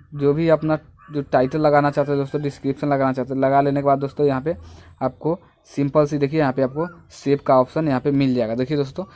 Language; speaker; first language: Hindi; native; Hindi